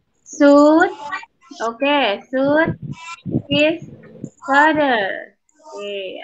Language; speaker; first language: English; non-native, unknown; Indonesian